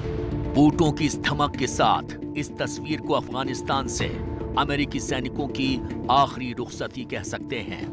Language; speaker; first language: Hindi; native; Hindi